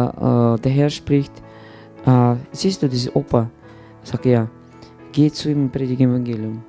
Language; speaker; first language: German; non-native, fluent; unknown